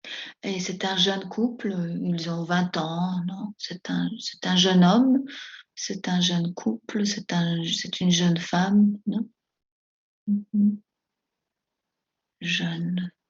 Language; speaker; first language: French; non-native, fluent; Spanish